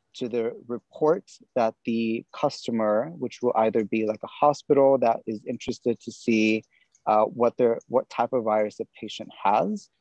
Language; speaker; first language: English; native; English